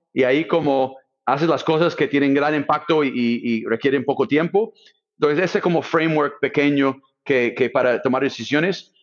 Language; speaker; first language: Spanish; non-native, fluent; English